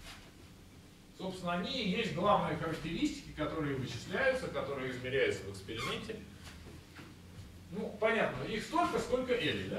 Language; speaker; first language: Russian; native; Russian